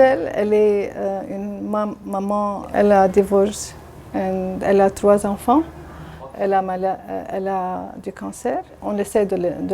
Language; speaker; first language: French; non-native, learner; Arabic